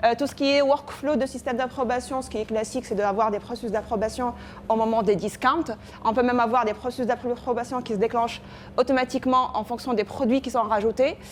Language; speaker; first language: French; non-native, local second language; Arabic